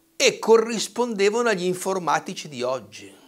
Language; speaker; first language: Italian; native; Italian